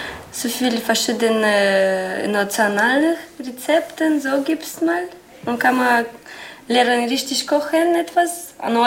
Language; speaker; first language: German; non-native, learner; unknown